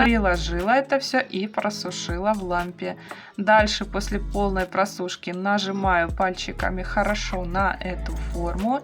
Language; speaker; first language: Russian; native; Russian